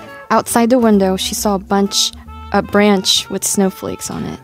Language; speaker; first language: English; early bilingual, other home language; Korean